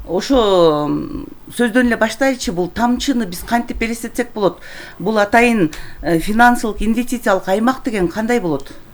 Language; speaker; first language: Kyrgyz; native; Kyrgyz